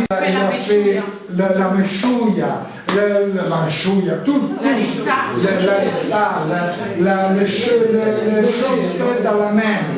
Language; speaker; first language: French; non-native, learner; Italian